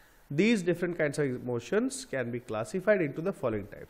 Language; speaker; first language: English; non-native, local second language; Bangla